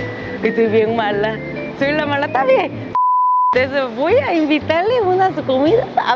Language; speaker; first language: Spanish; native; Spanish